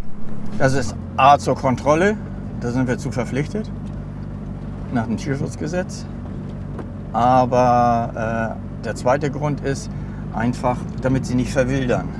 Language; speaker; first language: German; native; German